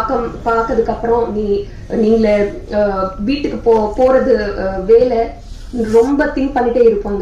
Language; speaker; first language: Tamil; non-native, learner; Telugu